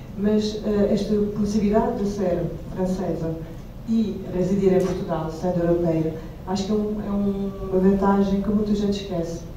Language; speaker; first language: Portuguese; non-native, fluent; French